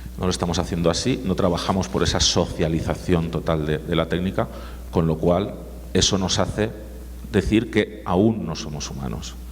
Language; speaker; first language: Spanish; native; Spanish